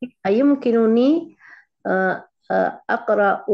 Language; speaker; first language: Arabic; non-native, learner; Indonesian